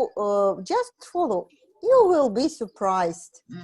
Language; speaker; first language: English; non-native, fluent; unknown